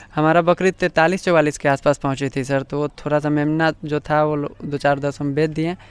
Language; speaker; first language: Hindi; native; Hindi